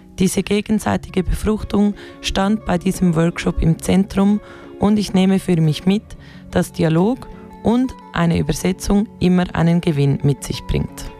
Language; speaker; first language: German; native; German